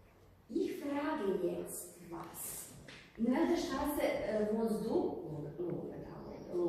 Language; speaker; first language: German; non-native, fluent; Croatian